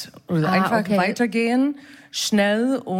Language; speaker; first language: German; non-native, fluent; English